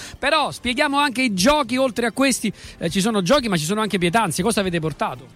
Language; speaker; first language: Italian; native; Italian